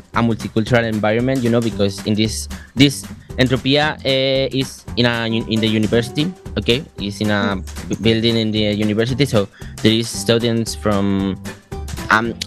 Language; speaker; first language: English; non-native, fluent; Spanish